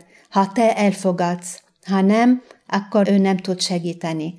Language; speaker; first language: Hungarian; non-native, fluent; Arabic